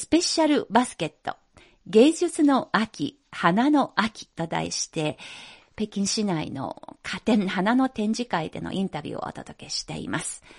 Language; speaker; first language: Japanese; non-native, fluent; Chinese